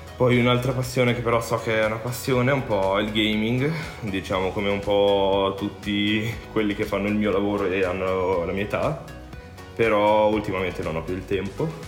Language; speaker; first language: Italian; early bilingual, other home language; Romanian